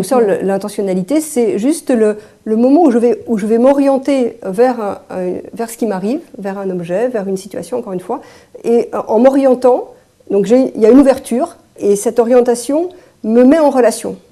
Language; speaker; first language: French; native; French